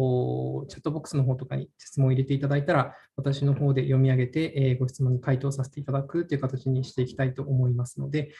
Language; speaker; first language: Japanese; native; Japanese